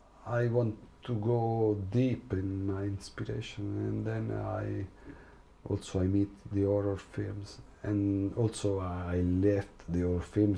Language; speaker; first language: English; non-native, learner; Italian